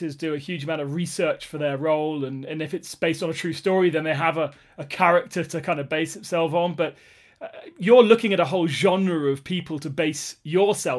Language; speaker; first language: English; native; English